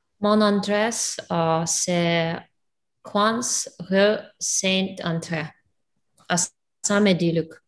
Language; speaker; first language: French; non-native, learner; English